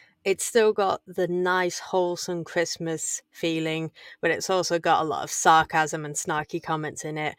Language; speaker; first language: English; native; English